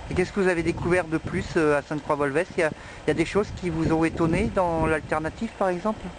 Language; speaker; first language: French; native; French